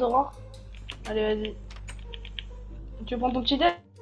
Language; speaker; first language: French; native; French